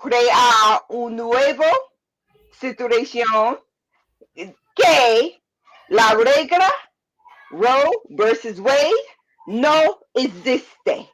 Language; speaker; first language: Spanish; non-native, learner; English